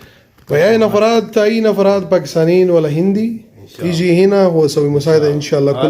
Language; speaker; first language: Arabic; non-native, learner; Urdu